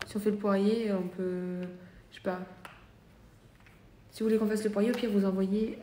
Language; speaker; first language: French; native; French